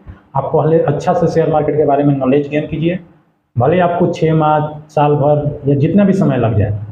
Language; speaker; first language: Hindi; native; Hindi